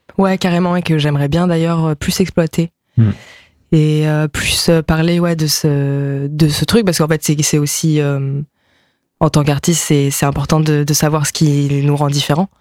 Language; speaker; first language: French; early bilingual, other home language; Japanese